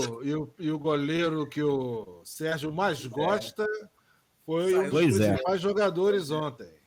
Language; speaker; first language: Portuguese; native; Portuguese